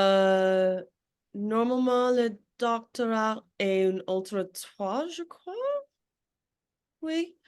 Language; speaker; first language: French; non-native, learner; English